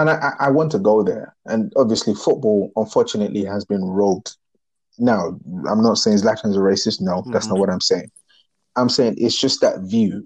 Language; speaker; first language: English; non-native, local second language; Yoruba